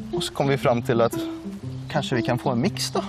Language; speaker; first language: Norwegian; native; Norwegian